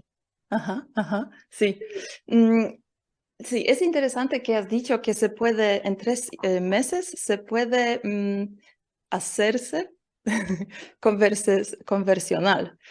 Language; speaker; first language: Spanish; non-native, learner; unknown